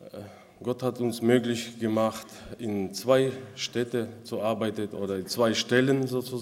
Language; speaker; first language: German; non-native, local second language; Russian